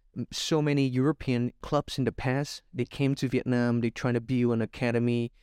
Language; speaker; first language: English; non-native, fluent; Vietnamese